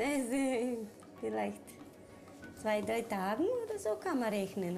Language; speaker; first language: German; non-native, learner; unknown